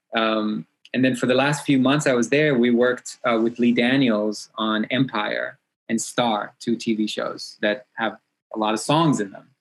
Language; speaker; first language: English; early bilingual, other home language; Hebrew